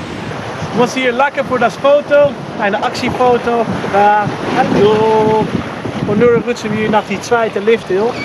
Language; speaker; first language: German; non-native, learner; Dutch